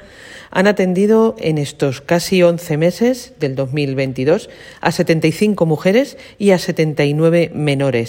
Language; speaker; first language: Spanish; native; Spanish